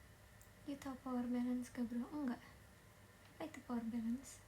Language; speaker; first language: Indonesian; native; Indonesian